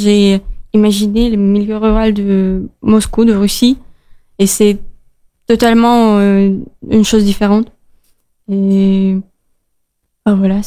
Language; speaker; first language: French; non-native, learner; Russian